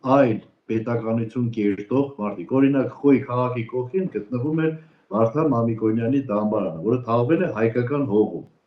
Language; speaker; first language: Armenian; native; Armenian